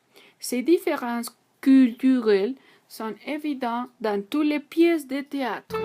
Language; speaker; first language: French; non-native, learner; Spanish